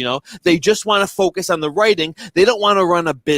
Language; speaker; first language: English; native; English